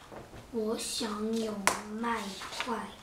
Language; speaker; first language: Chinese; early bilingual, heritage; Chinese